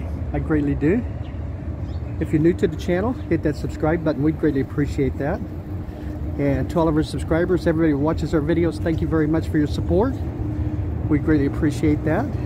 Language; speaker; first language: English; native; English